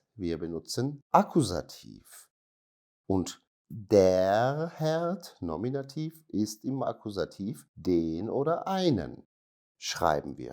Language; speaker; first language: German; non-native, fluent; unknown